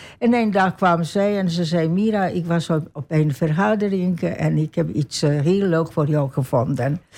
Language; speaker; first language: Dutch; non-native, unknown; Croatian